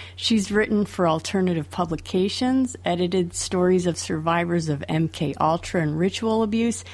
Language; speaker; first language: English; native; English